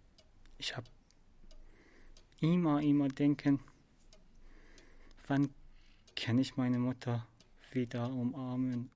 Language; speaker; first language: German; non-native, learner; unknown